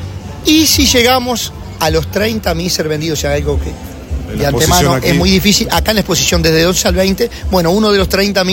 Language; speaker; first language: Spanish; native; Spanish